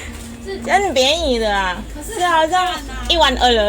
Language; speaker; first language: Chinese; non-native, learner; Indonesian